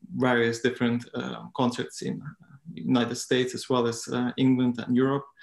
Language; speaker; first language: English; non-native, fluent; Turkish